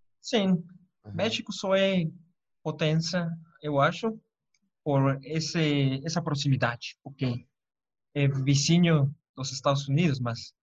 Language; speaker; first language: Portuguese; non-native, fluent; Spanish